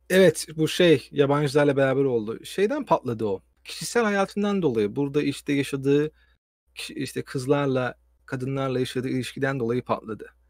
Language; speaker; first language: Turkish; native; Turkish